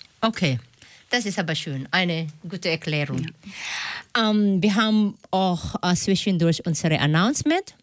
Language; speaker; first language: German; non-native, learner; Filipino